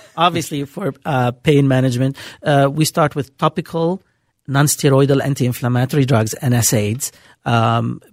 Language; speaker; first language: English; non-native, fluent; Arabic